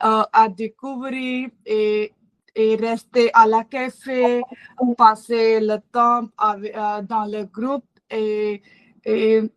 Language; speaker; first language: French; non-native, learner; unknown